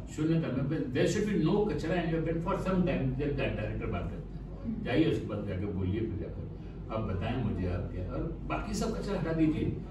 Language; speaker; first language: Hindi; non-native, local second language; Sindhi